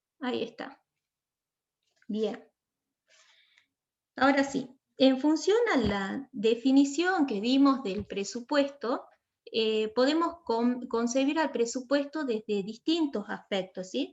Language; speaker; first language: Spanish; native; Spanish